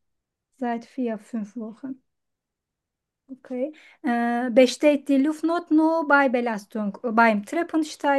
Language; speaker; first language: German; non-native, learner; Turkish